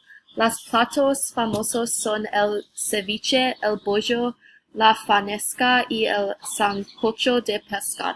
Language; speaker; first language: Spanish; non-native, learner; English